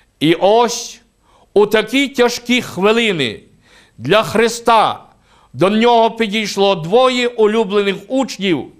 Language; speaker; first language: Ukrainian; native; Ukrainian